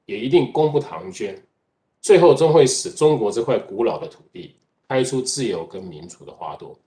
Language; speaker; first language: Chinese; native; Chinese